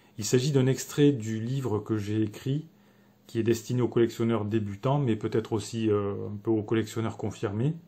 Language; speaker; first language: French; native; French